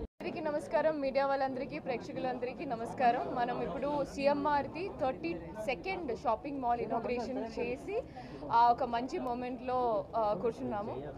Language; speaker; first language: Telugu; non-native, fluent; Malayalam